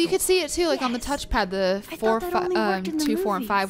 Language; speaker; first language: English; native; English